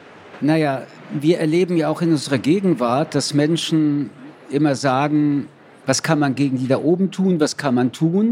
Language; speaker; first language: German; early bilingual, other home language; French